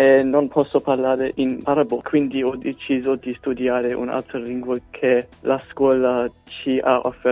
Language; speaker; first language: Italian; non-native, fluent; English